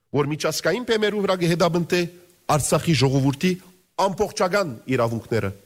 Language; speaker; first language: Armenian; native; Armenian